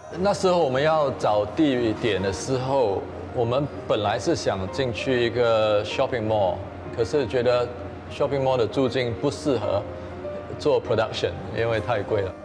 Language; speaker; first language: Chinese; native; Chinese